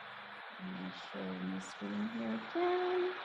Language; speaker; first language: English; non-native, local second language; Hindi